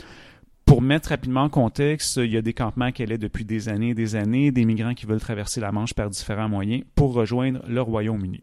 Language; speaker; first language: French; native; French